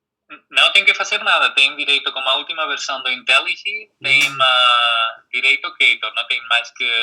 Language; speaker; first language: Portuguese; non-native, fluent; Spanish